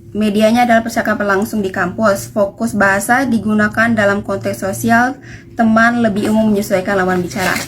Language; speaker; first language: Indonesian; non-native, local second language; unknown